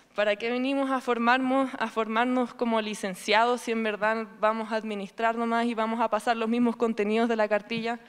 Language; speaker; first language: Spanish; native; Spanish